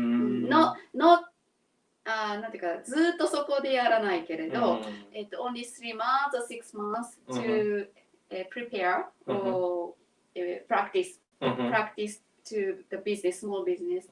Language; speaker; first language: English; non-native, learner; Japanese